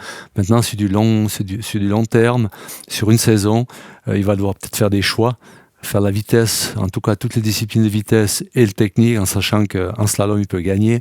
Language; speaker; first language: French; native; French